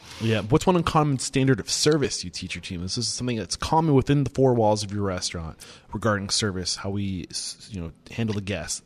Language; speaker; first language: English; native; English